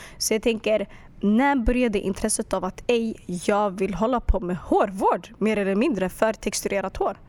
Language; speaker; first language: Swedish; early bilingual, other home language; Arabic